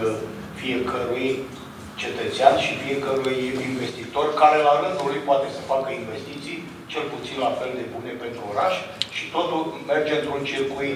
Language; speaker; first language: Romanian; native; Romanian